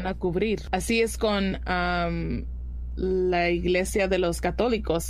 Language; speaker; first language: Spanish; early bilingual, heritage; Spanish